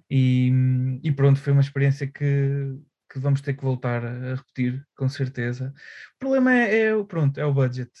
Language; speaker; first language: Portuguese; native; Portuguese